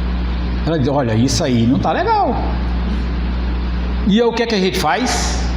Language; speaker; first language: Portuguese; native; Portuguese